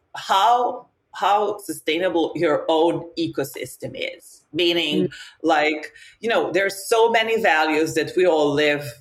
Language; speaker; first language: English; non-native, fluent; Serbian